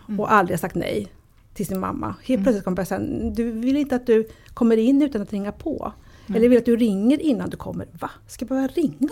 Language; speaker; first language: Swedish; early bilingual, other home language; Italian